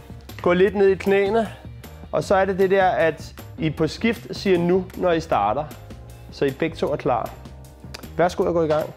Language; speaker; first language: Danish; native; Danish